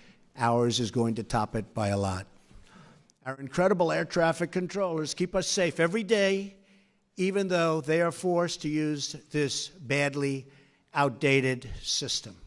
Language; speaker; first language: English; native; English